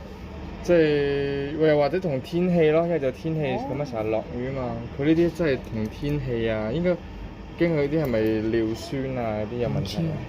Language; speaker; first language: Cantonese; native; Cantonese